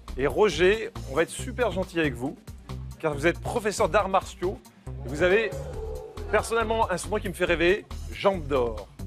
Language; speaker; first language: French; native; French